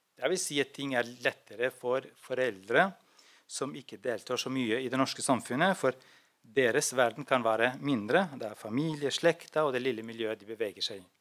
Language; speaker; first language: Norwegian; non-native, fluent; Albanian